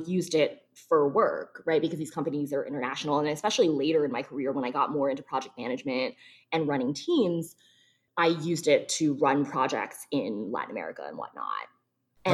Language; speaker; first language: English; early bilingual, other home language; Chinese